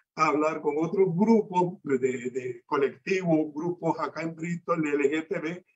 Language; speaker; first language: Spanish; native; Spanish